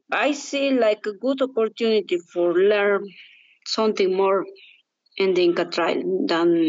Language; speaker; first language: English; non-native, learner; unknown